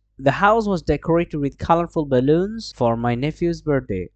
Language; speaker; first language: English; non-native, local second language; Bangla